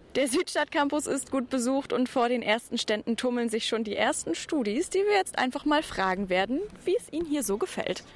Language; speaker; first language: German; native; German